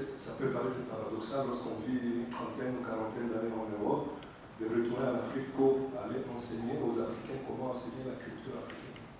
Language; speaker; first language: French; non-native, local second language; Lingala